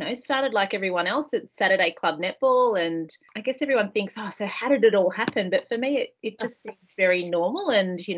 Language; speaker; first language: English; native; English